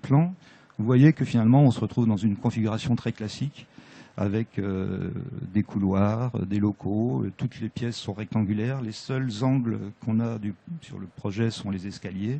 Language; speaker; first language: French; native; French